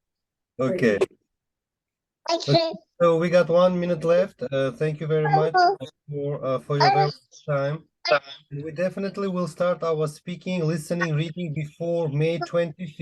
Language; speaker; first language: English; non-native, fluent; Uzbek